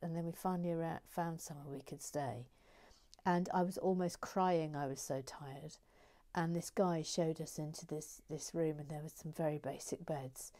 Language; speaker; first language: English; native; English